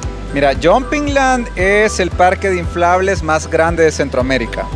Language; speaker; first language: Spanish; native; Spanish